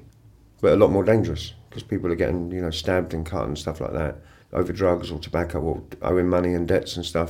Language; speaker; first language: English; native; English